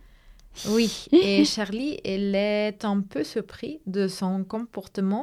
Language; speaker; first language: French; non-native, fluent; German